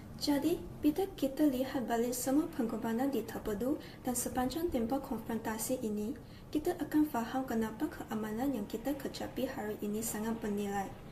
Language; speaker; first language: Malay; native; Malay